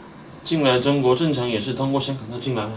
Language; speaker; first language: Chinese; native; Chinese